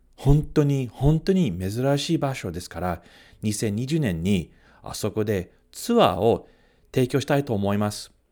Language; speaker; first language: Japanese; non-native, fluent; English